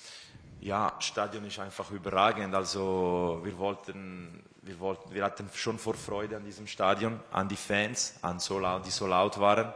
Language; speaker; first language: German; non-native, fluent; Italian